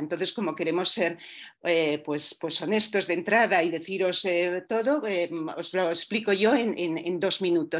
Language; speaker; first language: Spanish; native; Spanish